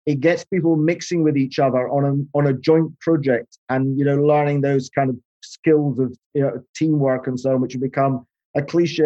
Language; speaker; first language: English; native; English